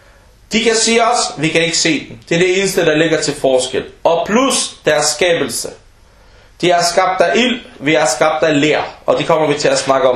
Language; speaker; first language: Danish; early bilingual, other home language; Arabic